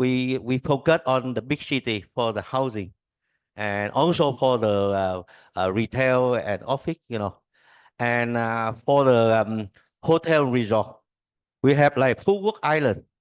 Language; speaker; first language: English; non-native, learner; Vietnamese